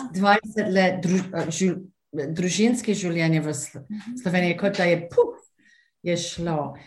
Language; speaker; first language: Slovenian; non-native, fluent; English